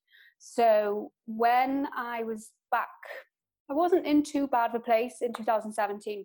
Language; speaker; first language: English; native; English